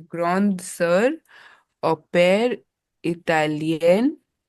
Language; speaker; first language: French; non-native, learner; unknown